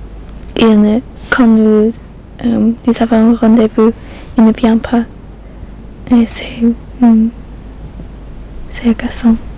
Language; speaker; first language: French; non-native, learner; English